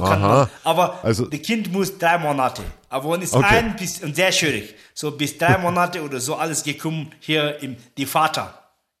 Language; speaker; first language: German; non-native, learner; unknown